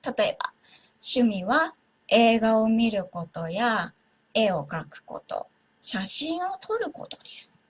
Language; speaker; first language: Japanese; native; Japanese